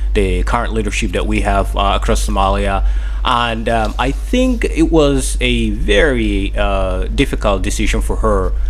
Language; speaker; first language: English; non-native, fluent; Somali